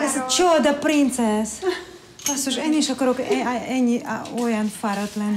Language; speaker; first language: Hungarian; non-native, learner; Russian